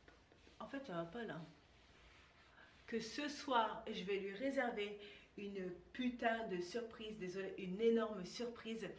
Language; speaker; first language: French; native; French